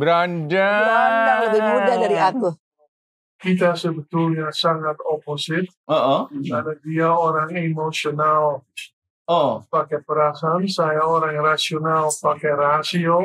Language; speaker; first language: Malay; non-native, learner; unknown